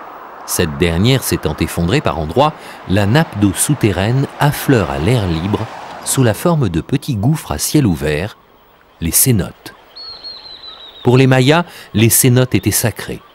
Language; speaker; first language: French; native; French